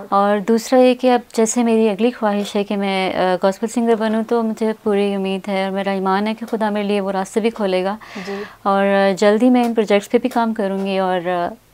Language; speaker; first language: Urdu; native; Urdu